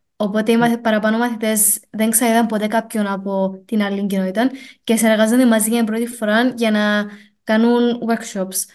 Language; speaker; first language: Greek; native; Greek